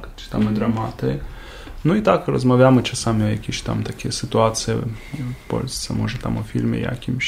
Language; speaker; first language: Polish; non-native, learner; Ukrainian